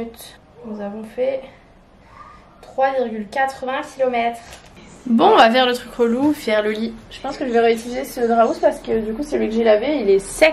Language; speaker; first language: French; native; French